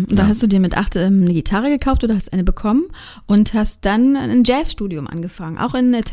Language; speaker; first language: German; native; German